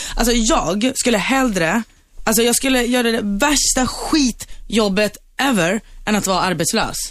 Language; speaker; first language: Swedish; early bilingual, other home language; Turkish